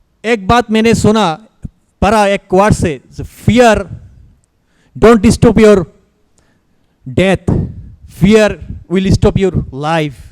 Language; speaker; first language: Hindi; non-native, learner; Bangla